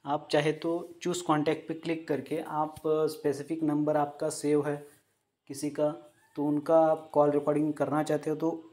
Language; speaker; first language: Hindi; non-native, local second language; Marathi